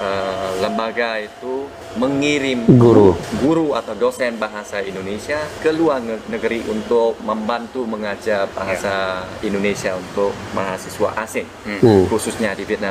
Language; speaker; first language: Indonesian; non-native, fluent; Vietnamese